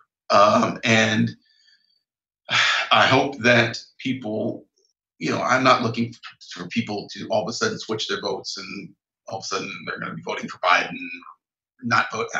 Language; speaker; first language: English; native; English